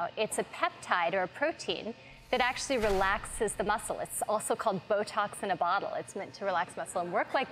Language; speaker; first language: English; native; English